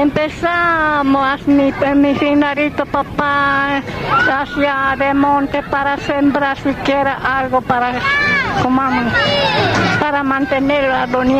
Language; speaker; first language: Spanish; non-native, local second language; Guarani